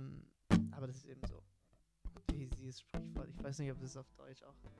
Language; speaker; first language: German; non-native, fluent; Italian